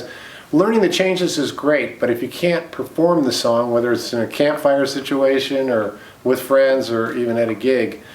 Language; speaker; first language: English; native; English